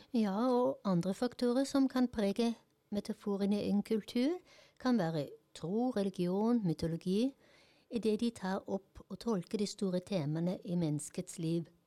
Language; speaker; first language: Norwegian; non-native, fluent; German